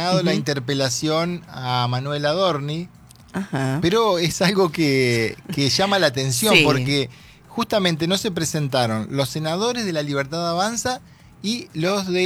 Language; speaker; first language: Spanish; native; Spanish